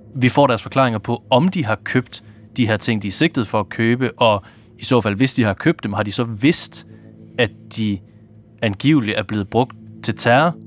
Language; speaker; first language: Danish; native; Danish